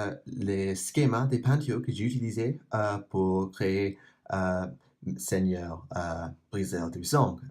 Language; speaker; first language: French; non-native, learner; English